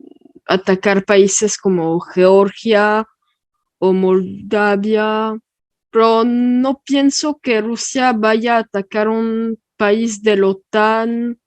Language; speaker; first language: Spanish; early bilingual, heritage; Spanish